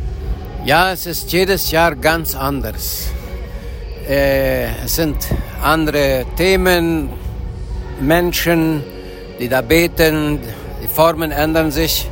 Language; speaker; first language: German; early bilingual, heritage; Low German